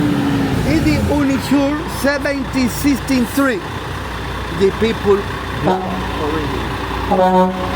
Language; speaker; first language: English; non-native, learner; Spanish